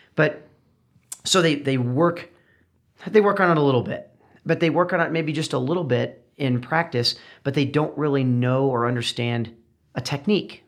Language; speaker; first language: English; native; English